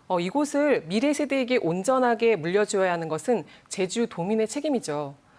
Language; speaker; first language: Korean; native; Korean